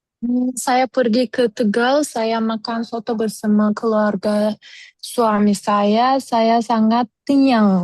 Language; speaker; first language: Indonesian; non-native, learner; Turkish